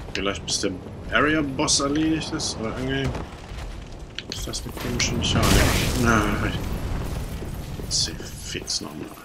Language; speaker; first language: German; native; German